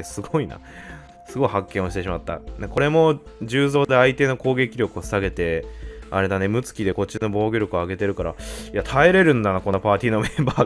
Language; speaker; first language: Japanese; native; Japanese